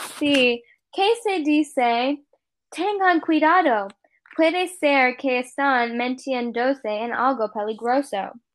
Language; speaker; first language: Spanish; non-native, learner; English